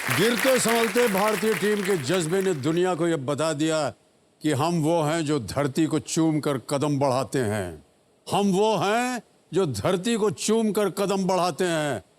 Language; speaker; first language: Hindi; native; Hindi